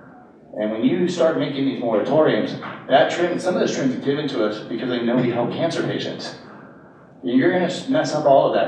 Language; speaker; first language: English; native; English